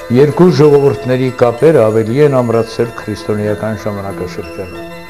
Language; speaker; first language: Armenian; non-native, local second language; Assyrian Neo-Aramaic